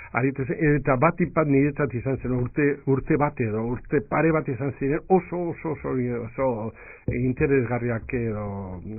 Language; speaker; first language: Basque; native; Basque